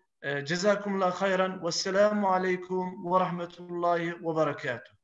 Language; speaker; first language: Arabic; non-native, fluent; Turkish